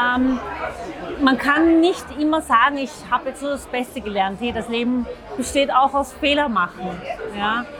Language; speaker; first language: German; early bilingual, other home language; Zaza